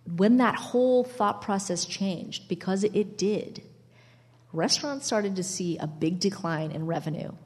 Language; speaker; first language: English; early bilingual, other home language; Italian